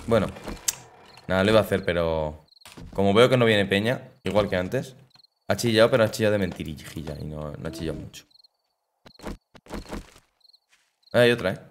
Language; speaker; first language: Spanish; native; Spanish